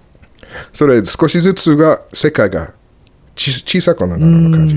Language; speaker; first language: Japanese; non-native, learner; English